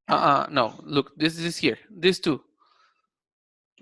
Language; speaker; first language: English; non-native, fluent; Spanish